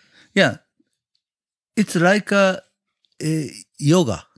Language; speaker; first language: English; non-native, learner; Japanese